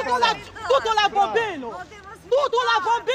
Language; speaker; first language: Italian; non-native, learner; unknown